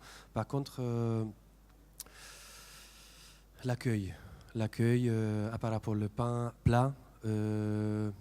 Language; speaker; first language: French; non-native, fluent; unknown